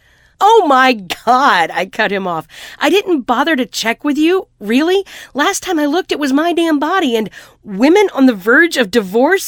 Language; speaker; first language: English; native; English